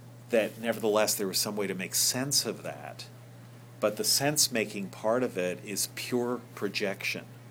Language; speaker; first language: English; native; English